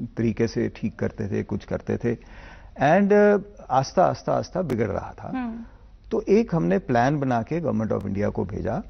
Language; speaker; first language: Hindi; non-native, local second language; Dogri